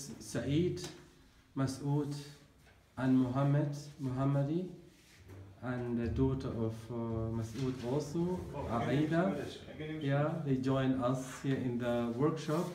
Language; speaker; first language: English; non-native, learner; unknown